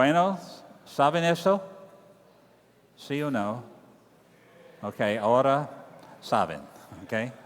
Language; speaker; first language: Spanish; non-native, learner; English